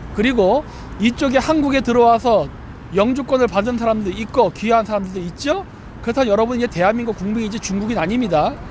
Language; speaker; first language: Korean; native; Korean